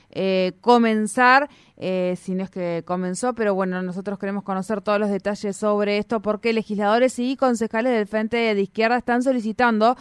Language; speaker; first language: Spanish; native; Spanish